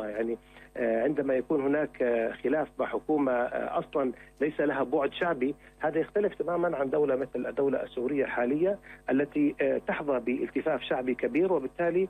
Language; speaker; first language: Arabic; native; Arabic